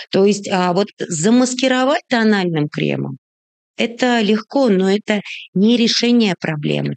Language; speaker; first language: Russian; native; Russian